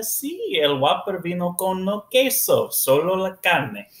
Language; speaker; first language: Spanish; non-native, learner; English